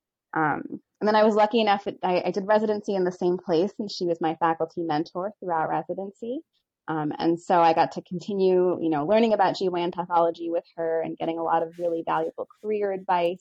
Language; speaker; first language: English; native; English